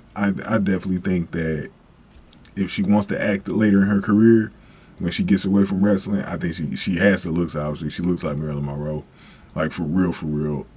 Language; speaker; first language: English; native; English